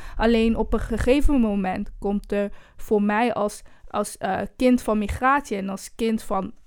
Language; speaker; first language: Dutch; early bilingual, other home language; Kinyarwanda